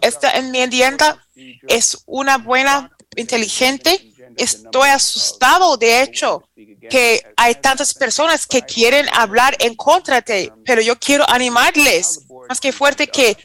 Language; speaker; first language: Spanish; non-native, fluent; English